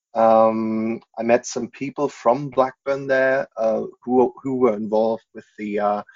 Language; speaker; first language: English; non-native, fluent; German